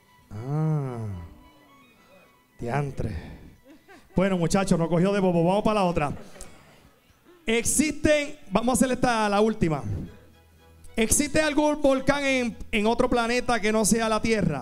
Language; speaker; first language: Spanish; native; Spanish